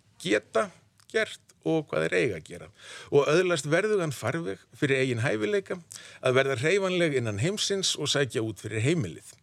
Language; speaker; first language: Icelandic; native; Icelandic